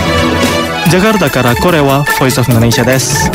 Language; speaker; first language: Japanese; non-native, fluent; Indonesian